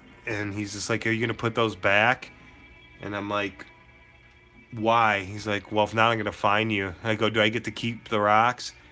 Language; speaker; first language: English; native; English